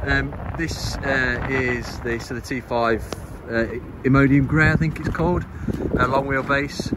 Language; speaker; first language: English; native; English